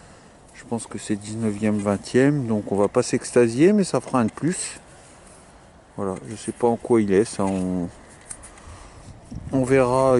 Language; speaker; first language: French; native; French